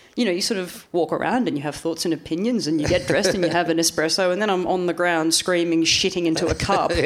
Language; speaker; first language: English; native; English